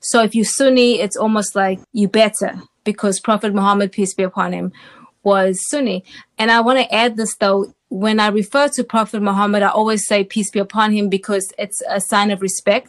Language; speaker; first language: English; native; English